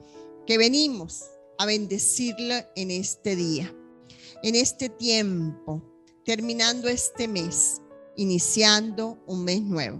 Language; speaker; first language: Spanish; native; Spanish